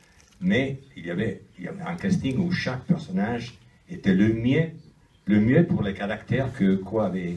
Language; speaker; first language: French; non-native, fluent; Italian